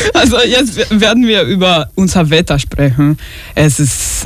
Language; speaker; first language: German; early bilingual, other home language; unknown